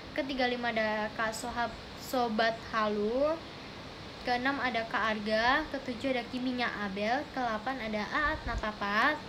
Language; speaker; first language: Indonesian; native; Indonesian